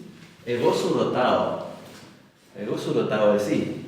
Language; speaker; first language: Greek; non-native, fluent; Spanish